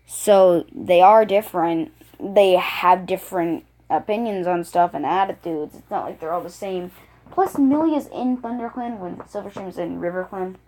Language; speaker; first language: English; native; English